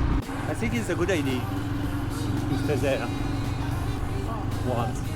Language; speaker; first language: English; non-native, learner; French